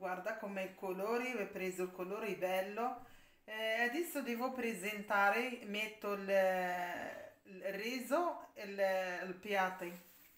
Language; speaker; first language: Italian; non-native, learner; Arabic